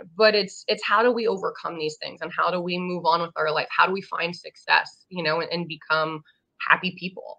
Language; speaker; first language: English; native; English